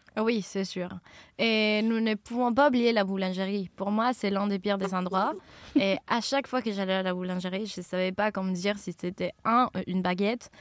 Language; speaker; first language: French; non-native, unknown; Spanish